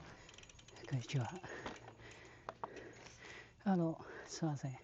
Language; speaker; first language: Japanese; non-native, learner; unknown